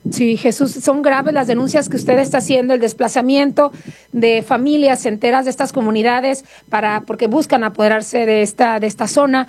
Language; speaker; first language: Spanish; native; Spanish